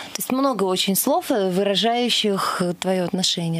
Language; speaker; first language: Russian; native; Russian